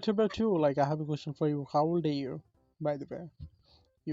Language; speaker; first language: English; non-native, learner; Bangla